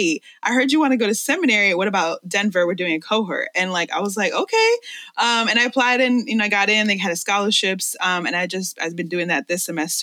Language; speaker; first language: English; early bilingual, other home language; Spanish